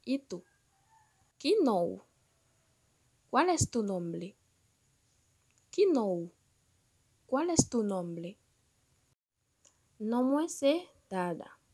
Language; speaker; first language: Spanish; non-native, fluent; Haitian Creole